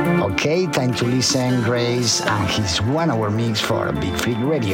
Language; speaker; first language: English; non-native, fluent; Spanish